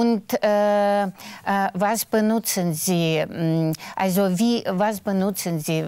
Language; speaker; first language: German; non-native, fluent; Russian